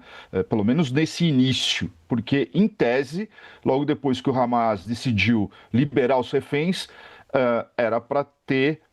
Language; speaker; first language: Portuguese; native; Portuguese